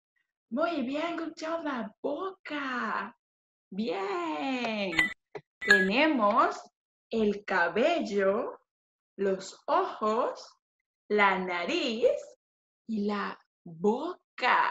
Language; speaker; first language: Spanish; non-native, fluent; English